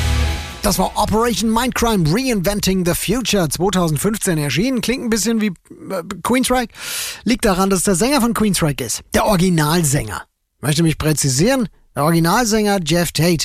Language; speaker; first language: German; native; German